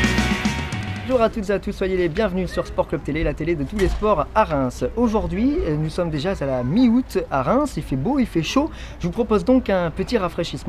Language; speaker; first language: French; native; French